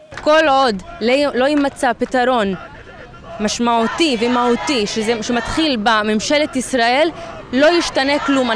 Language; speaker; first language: Hebrew; non-native, local second language; Arabic